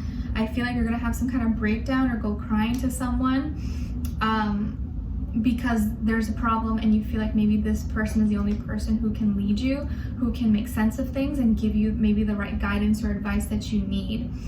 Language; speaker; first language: English; native; English